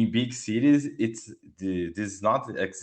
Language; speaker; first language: English; non-native, learner; Portuguese